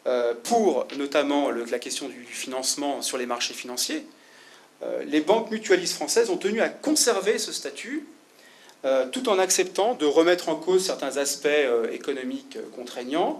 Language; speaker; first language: French; native; French